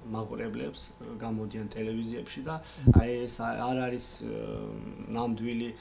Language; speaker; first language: Georgian; non-native, local second language; Azerbaijani